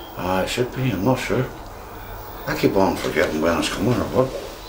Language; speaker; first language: English; native; English